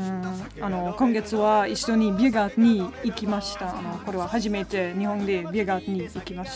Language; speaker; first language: Japanese; non-native, learner; German